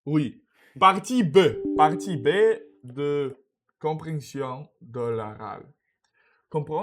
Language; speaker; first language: French; non-native, learner; Russian